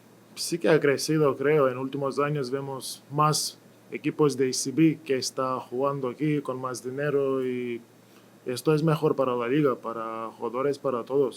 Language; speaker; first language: Spanish; non-native, learner; Lithuanian